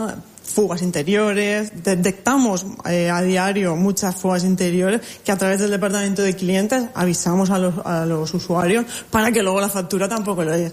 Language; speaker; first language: Spanish; native; Spanish